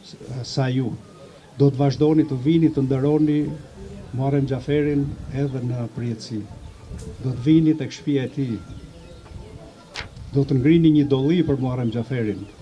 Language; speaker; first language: Albanian; native; Albanian